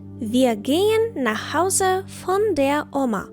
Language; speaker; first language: German; non-native, fluent; Ukrainian